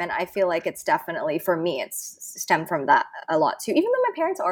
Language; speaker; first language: English; non-native, local second language; Cantonese